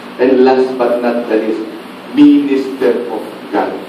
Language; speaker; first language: English; non-native, local second language; Filipino